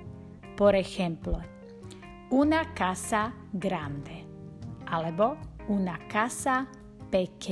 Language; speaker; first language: Spanish; non-native, fluent; Slovak